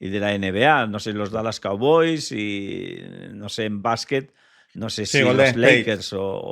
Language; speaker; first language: Spanish; native; Spanish